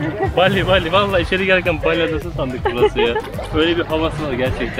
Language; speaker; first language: Turkish; native; Turkish